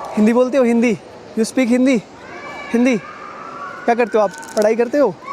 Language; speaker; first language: Hindi; native; Hindi